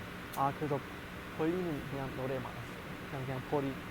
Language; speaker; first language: Korean; non-native, learner; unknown